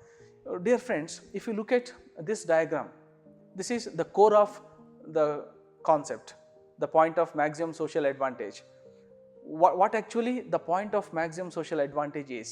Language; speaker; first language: English; non-native, local second language; Kannada